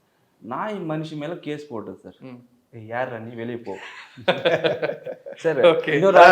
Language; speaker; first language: Tamil; non-native, learner; Telugu